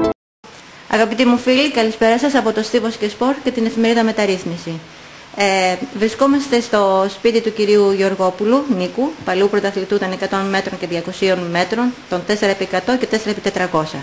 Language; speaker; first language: Greek; native; Greek